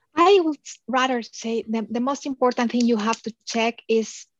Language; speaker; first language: English; non-native, fluent; Spanish